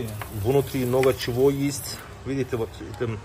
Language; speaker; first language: Russian; non-native, learner; Turkish